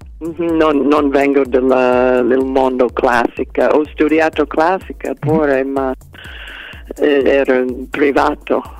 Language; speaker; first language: Italian; non-native, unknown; English